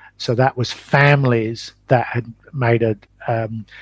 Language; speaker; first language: English; native; English